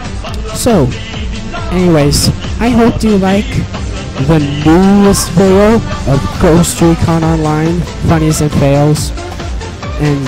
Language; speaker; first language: English; native; English